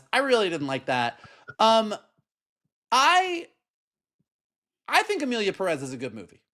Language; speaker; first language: English; native; English